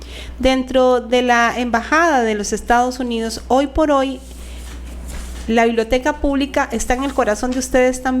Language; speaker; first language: Spanish; native; Spanish